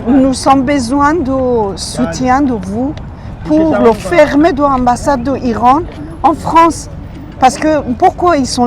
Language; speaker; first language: French; non-native, fluent; Persian